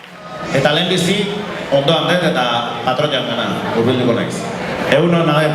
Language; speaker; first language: Basque; native; Basque